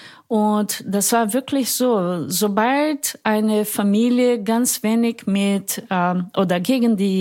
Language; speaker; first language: German; non-native, fluent; Portuguese